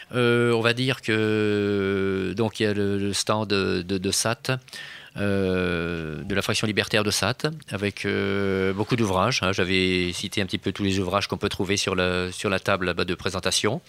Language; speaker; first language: French; native; French